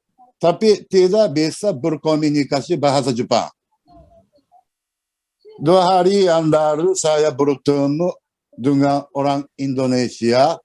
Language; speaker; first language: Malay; non-native, learner; Japanese